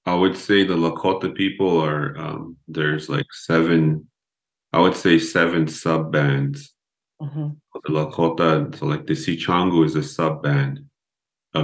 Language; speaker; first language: English; early bilingual, other home language; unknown